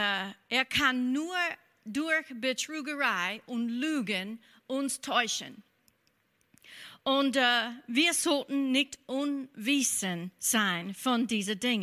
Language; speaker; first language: German; non-native, fluent; English